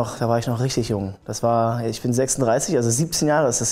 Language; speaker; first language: German; native; German